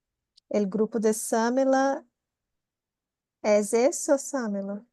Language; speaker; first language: Spanish; non-native, learner; Portuguese